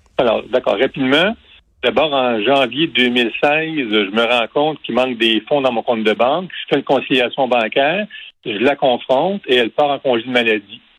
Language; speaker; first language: French; native; French